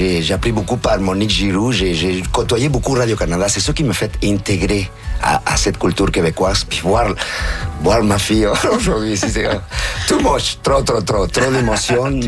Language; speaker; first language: French; non-native, fluent; Spanish